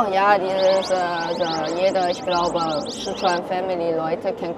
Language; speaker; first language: German; non-native, learner; Chinese